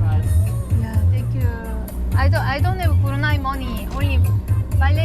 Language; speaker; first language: English; non-native, learner; Korean